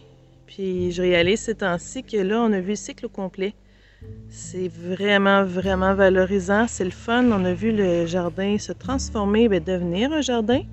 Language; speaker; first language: French; native; French